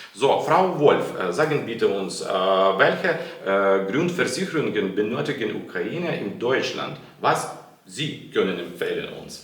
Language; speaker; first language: German; non-native, learner; Ukrainian